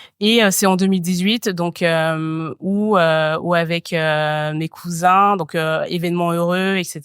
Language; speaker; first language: French; early bilingual, other home language; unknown